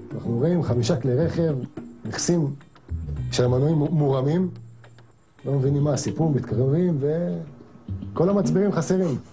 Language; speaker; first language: Hebrew; native; Hebrew